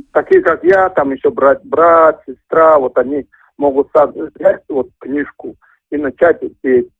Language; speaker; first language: Russian; native; Russian